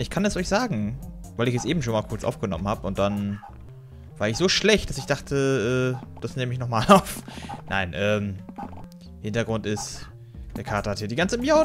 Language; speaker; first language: German; native; German